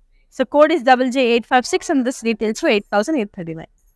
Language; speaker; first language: English; non-native, local second language; Telugu